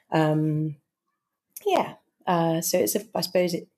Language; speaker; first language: English; native; English